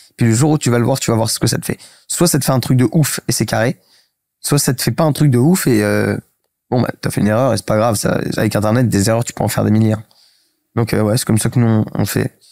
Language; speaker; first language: French; native; French